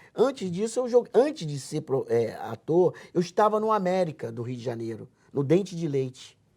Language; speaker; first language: Portuguese; native; Portuguese